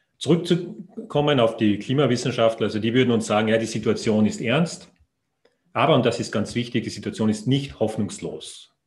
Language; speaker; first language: German; native; German